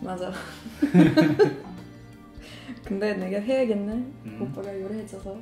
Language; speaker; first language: Korean; non-native, fluent; Swedish